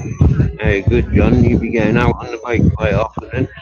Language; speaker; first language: English; native; English